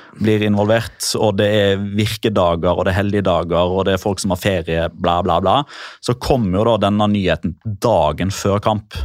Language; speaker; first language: Norwegian; native; Norwegian